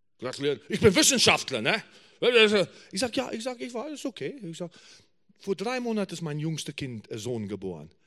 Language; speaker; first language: German; non-native, fluent; English